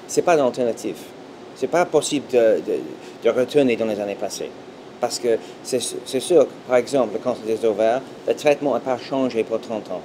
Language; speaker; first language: French; non-native, fluent; English